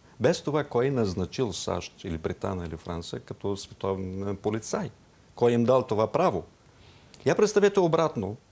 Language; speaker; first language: Bulgarian; non-native, fluent; Arabic